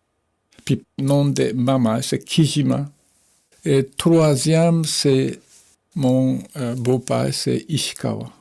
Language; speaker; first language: French; non-native, fluent; Japanese